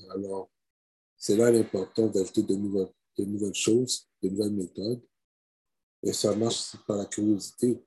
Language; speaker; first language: French; native; French